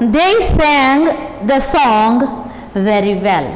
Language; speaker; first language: English; non-native, local second language; Gujarati